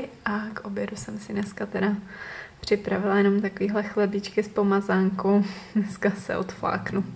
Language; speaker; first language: Czech; native; Czech